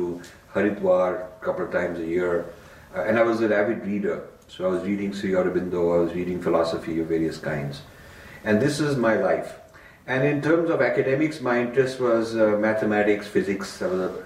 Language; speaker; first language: English; non-native, local second language; Hindi